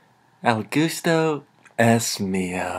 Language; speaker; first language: Spanish; non-native, learner; English